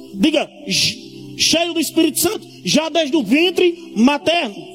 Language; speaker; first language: Portuguese; native; Portuguese